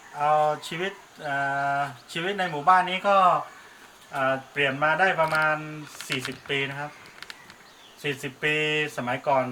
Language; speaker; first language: Thai; non-native, local second language; Hmong